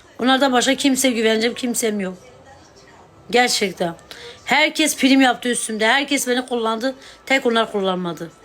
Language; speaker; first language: Turkish; non-native, local second language; Kurdish